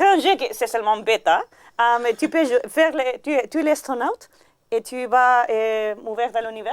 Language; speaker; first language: French; non-native, learner; Spanish